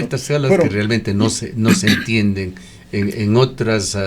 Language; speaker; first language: Spanish; native; Spanish